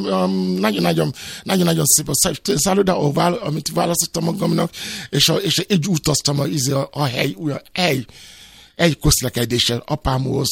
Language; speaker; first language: Hungarian; non-native, learner; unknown